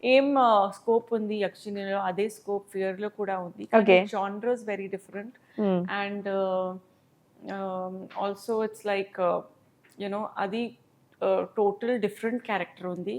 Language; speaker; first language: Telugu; non-native, local second language; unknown